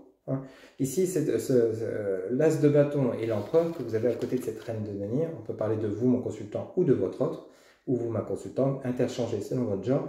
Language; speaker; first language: French; native; French